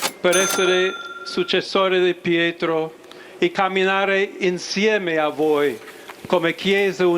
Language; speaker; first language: Italian; non-native, fluent; English